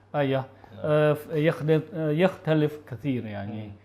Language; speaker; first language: Arabic; non-native, learner; Chinese